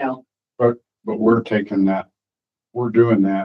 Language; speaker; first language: English; native; English